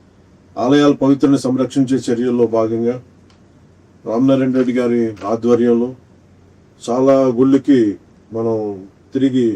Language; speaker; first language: Telugu; native; Telugu